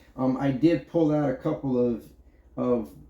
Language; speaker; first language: English; native; English